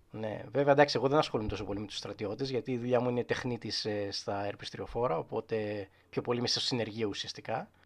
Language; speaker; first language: Greek; native; Greek